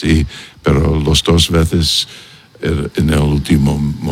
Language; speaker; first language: Spanish; non-native, learner; English